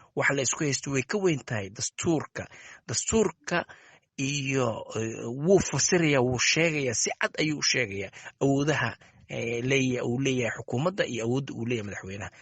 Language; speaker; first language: Somali; native; Somali